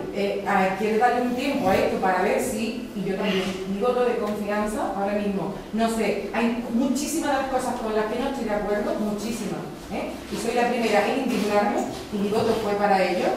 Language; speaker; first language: Spanish; native; Spanish